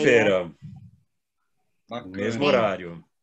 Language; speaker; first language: Portuguese; native; Portuguese